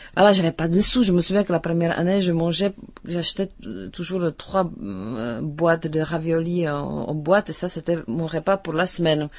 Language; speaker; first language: French; non-native, fluent; Czech